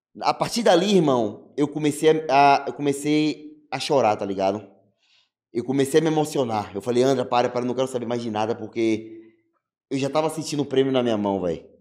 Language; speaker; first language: Portuguese; native; Portuguese